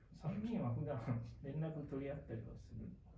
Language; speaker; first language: Japanese; native; Japanese